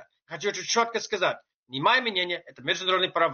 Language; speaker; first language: Russian; non-native, fluent; English